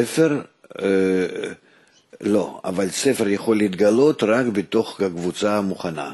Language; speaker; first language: Hebrew; non-native, fluent; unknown